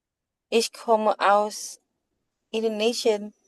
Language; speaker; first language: German; non-native, learner; Indonesian